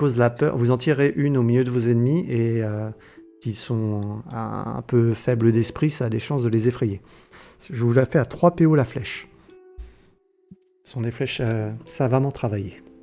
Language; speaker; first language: French; native; French